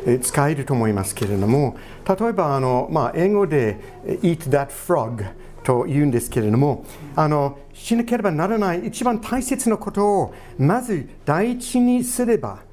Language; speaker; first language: Japanese; non-native, fluent; English